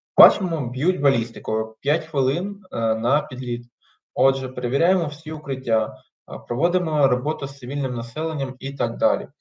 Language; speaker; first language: Ukrainian; non-native, local second language; Russian